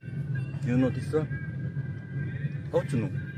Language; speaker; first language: English; non-native, learner; Filipino